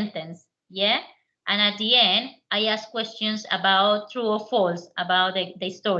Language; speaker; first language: English; non-native, learner; Spanish